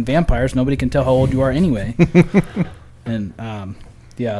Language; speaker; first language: English; native; English